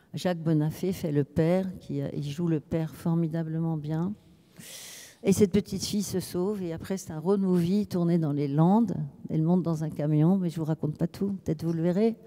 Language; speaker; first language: French; native; French